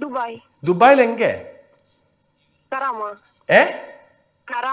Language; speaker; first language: Tamil; non-native, learner; Malayalam